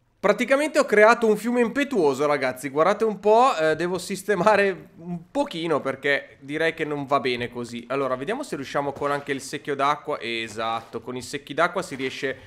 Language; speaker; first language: Italian; native; Italian